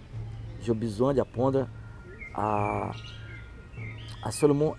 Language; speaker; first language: French; non-native, learner; Portuguese